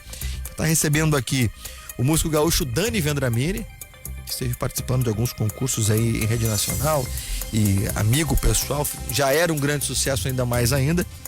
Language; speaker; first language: Portuguese; native; Portuguese